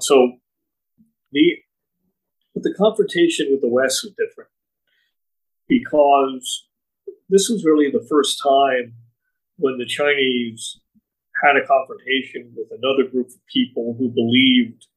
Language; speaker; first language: English; native; English